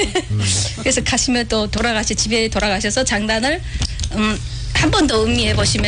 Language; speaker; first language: Korean; native; Korean